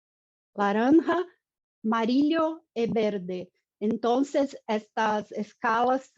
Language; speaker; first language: Spanish; non-native, fluent; Portuguese